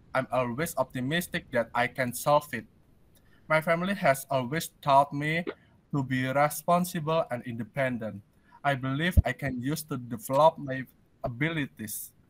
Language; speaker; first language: English; non-native, learner; Indonesian